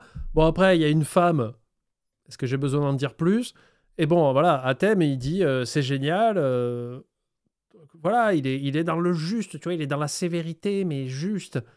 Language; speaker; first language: French; native; French